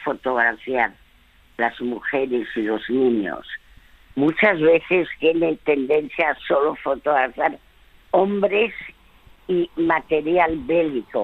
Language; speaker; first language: Spanish; early bilingual, other home language; French